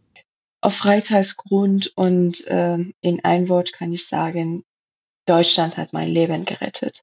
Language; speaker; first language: German; non-native, learner; Persian